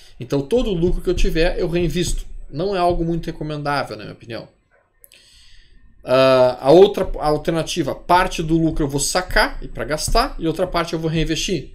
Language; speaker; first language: Portuguese; native; Portuguese